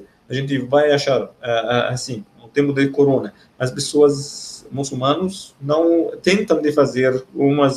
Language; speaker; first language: Portuguese; non-native, fluent; Arabic